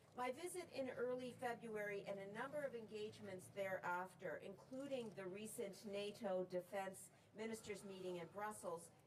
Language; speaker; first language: English; native; English